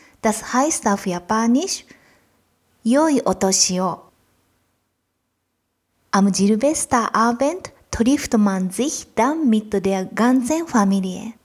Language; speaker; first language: German; non-native, fluent; Japanese